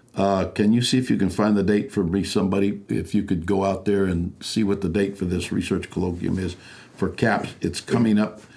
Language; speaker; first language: English; native; English